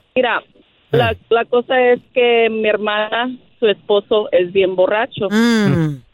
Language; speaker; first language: Spanish; early bilingual, heritage; Spanish